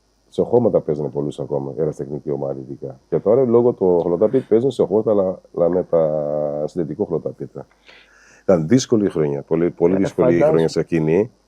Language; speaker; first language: Greek; non-native, learner; Kabuverdianu